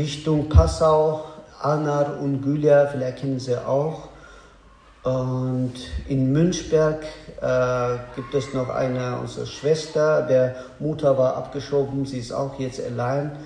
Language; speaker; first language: German; non-native, learner; Azerbaijani